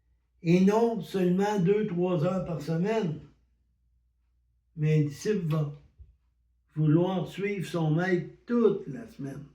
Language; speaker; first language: French; native; French